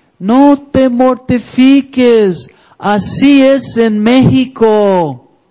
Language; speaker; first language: Spanish; non-native, fluent; English